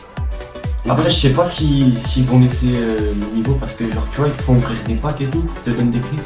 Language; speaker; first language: French; native; French